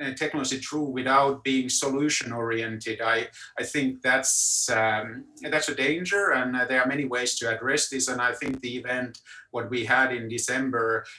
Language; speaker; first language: English; non-native, fluent; Finnish